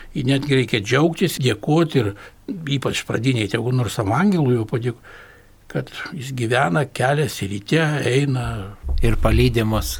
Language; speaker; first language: Lithuanian; native; Lithuanian